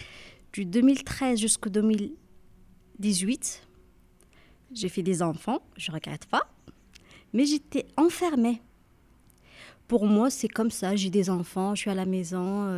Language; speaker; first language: French; non-native, learner; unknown